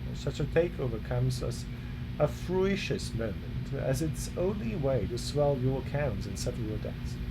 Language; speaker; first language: English; non-native, fluent; Slovak